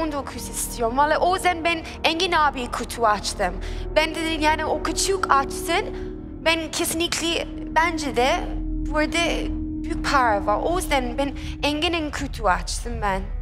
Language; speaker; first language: Turkish; non-native, learner; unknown